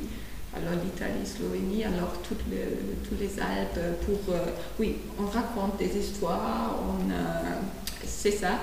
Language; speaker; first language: French; non-native, fluent; German